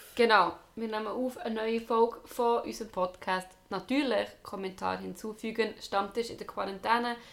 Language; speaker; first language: German; native; German